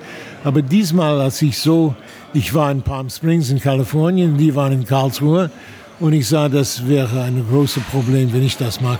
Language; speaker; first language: German; non-native, fluent; English